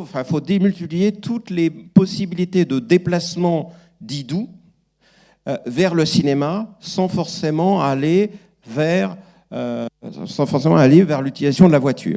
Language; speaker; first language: French; native; French